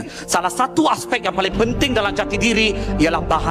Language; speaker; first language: Malay; native; Malay